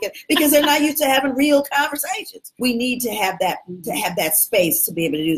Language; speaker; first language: English; native; English